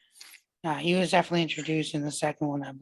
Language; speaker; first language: English; native; English